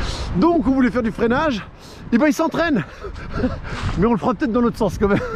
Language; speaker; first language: French; native; French